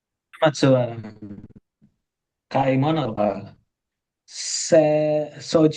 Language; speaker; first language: Japanese; non-native, learner; Indonesian